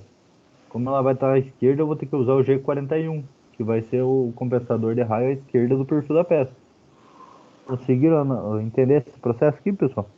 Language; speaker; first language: Portuguese; native; Portuguese